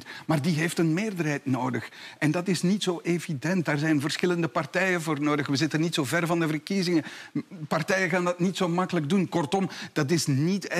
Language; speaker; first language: Dutch; native; Dutch